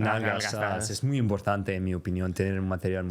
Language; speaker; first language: Spanish; non-native, fluent; French